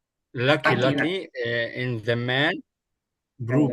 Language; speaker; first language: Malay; non-native, learner; Arabic